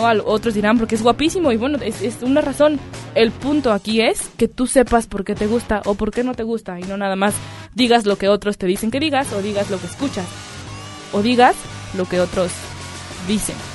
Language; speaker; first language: Spanish; native; Spanish